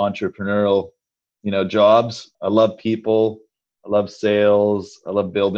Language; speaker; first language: English; native; English